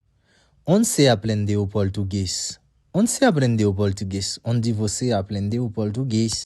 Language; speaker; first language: Portuguese; non-native, learner; Haitian Creole